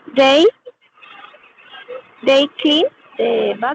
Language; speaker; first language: English; non-native, learner; Spanish